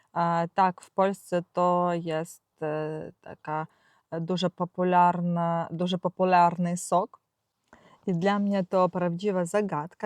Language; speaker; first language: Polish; non-native, learner; Ukrainian